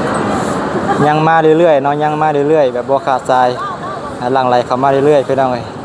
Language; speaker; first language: Thai; non-native, local second language; Northeastern Thai